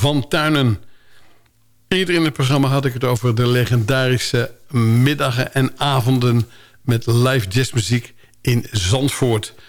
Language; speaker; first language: Dutch; native; Dutch